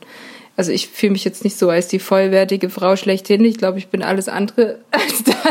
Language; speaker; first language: German; native; German